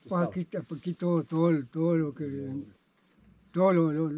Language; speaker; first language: Spanish; native; Spanish